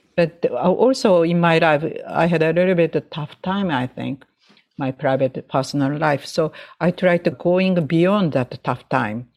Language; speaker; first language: English; non-native, fluent; Japanese